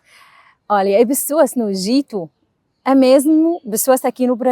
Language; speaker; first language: Portuguese; non-native, learner; Arabic